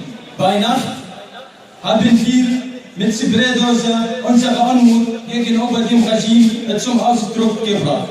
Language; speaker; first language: German; non-native, learner; Arabic